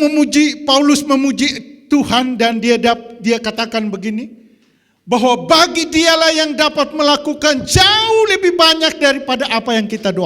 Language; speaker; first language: Indonesian; native; Indonesian